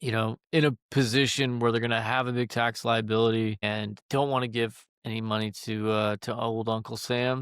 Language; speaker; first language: English; native; English